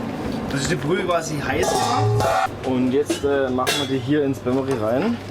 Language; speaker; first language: German; native; German